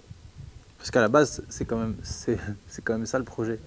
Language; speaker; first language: French; native; French